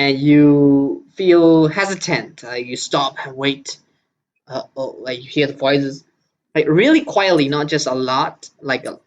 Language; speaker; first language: English; non-native, fluent; Burmese